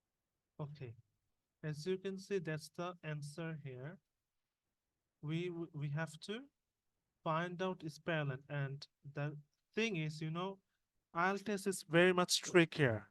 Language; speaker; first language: English; non-native, fluent; Bangla